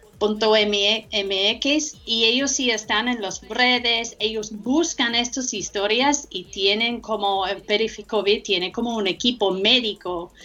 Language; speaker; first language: Spanish; non-native, fluent; English